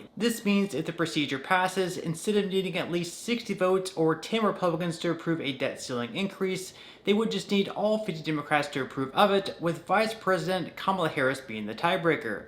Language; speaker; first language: English; native; English